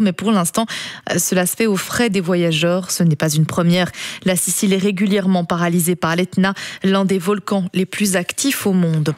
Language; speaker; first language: French; native; French